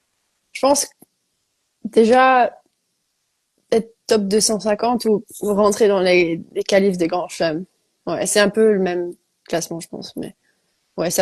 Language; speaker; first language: French; early bilingual, heritage; Dutch